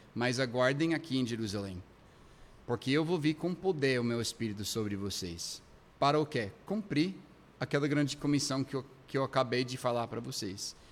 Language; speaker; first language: Portuguese; non-native, fluent; English